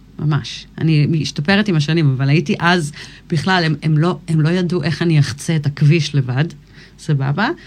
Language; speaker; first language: Hebrew; early bilingual, other home language; English